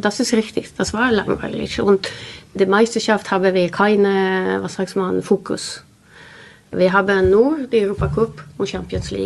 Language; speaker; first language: German; non-native, learner; Swedish